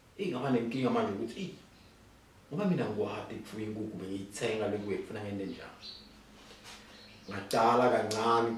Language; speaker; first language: Zulu; non-native, local second language; Swati